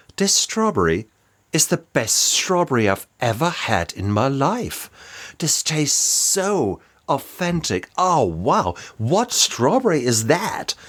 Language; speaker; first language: English; non-native, fluent; German